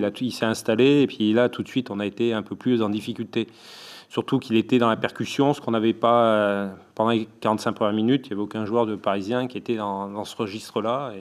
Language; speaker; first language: French; native; French